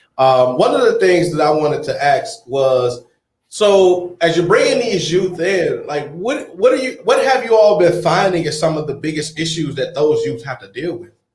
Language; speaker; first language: English; native; English